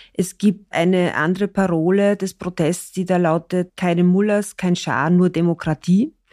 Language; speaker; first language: German; native; German